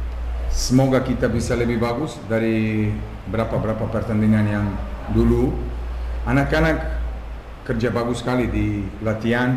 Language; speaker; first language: Indonesian; non-native, fluent; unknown